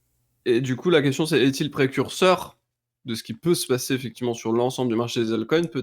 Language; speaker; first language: French; native; French